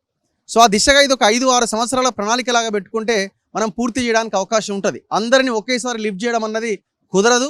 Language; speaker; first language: Telugu; native; Telugu